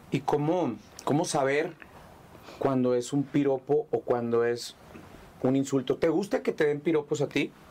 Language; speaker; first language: Spanish; native; Spanish